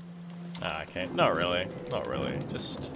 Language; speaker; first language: English; native; English